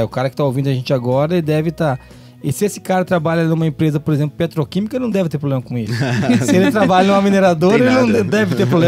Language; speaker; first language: Portuguese; native; Portuguese